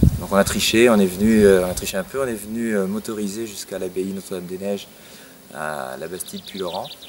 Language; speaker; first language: French; native; French